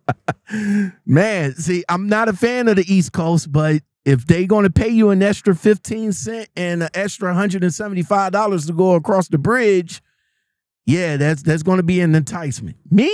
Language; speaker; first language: English; native; English